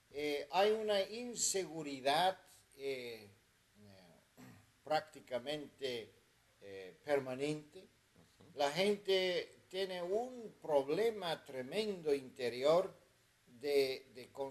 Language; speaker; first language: Spanish; non-native, fluent; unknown